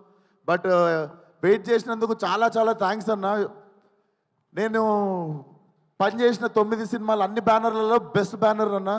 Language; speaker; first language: Telugu; native; Telugu